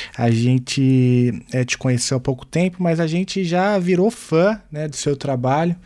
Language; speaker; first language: Portuguese; native; Portuguese